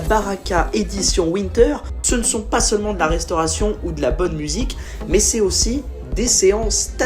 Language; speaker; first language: French; native; French